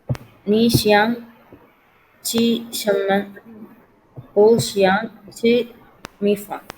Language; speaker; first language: Chinese; non-native, learner; Tamil